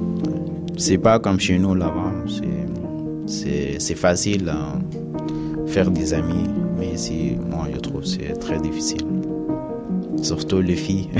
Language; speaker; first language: French; non-native, learner; Arabic